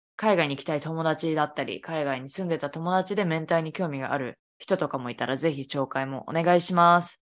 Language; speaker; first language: Japanese; native; Japanese